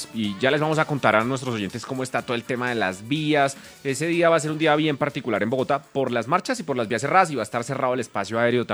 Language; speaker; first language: Spanish; native; Spanish